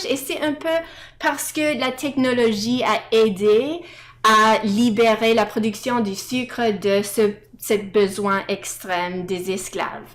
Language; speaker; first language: French; non-native, fluent; English